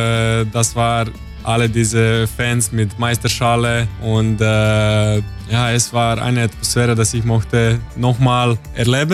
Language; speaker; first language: German; non-native, fluent; Croatian